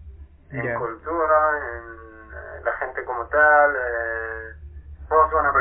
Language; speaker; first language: Spanish; non-native, fluent; Arabic